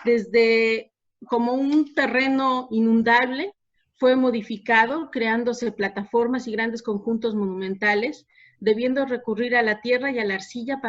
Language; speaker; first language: Spanish; native; Spanish